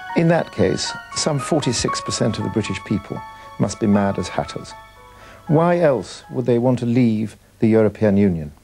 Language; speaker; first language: English; native; English